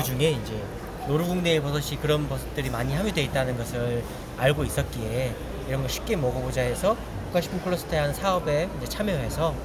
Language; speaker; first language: Korean; native; Korean